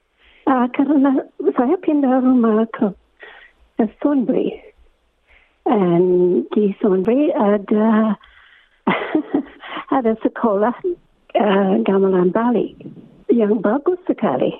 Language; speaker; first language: Indonesian; non-native, fluent; English